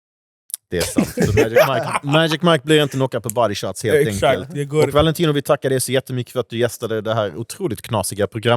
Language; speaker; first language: Swedish; native; Swedish